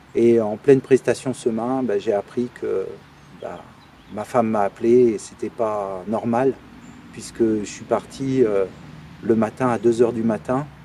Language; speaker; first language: French; native; French